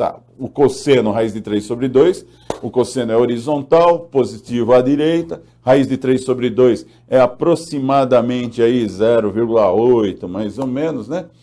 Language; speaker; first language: Portuguese; native; Portuguese